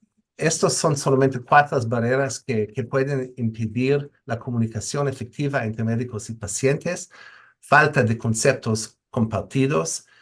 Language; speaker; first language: Spanish; non-native, fluent; English